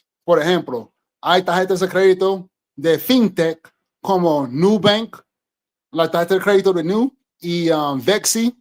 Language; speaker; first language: Spanish; non-native, fluent; English